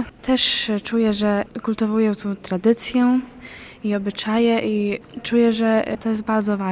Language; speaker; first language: Polish; non-native, local second language; Lithuanian